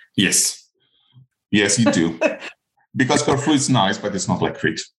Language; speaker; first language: English; non-native, fluent; Greek